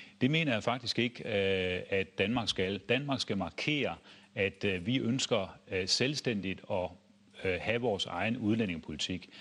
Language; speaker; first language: Danish; native; Danish